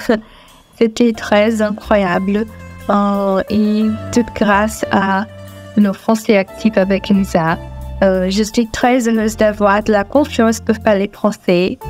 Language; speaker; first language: French; non-native, learner; Portuguese